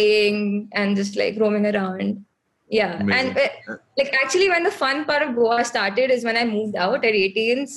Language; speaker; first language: English; non-native, local second language; Konkani